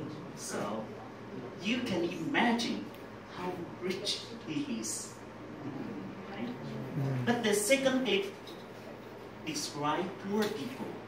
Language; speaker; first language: English; non-native, learner; Vietnamese